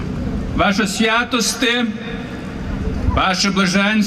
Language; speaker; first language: Ukrainian; early bilingual, heritage; Ukrainian